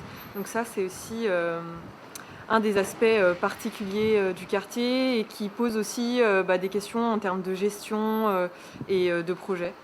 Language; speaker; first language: French; native; French